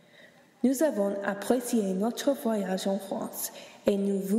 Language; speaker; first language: French; non-native, learner; English